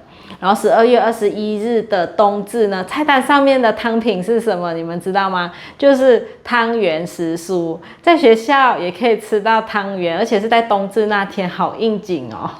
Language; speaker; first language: Chinese; native; Chinese